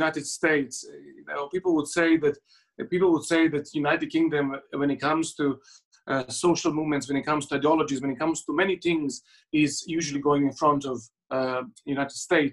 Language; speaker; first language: English; non-native, fluent; Serbian